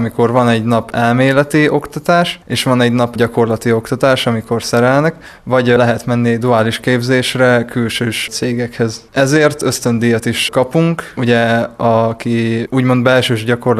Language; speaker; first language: Hungarian; native; Hungarian